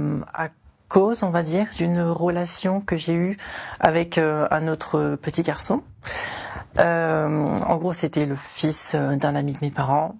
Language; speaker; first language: French; native; French